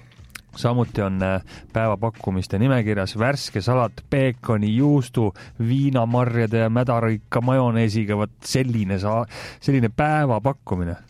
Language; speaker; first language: Estonian; native; Estonian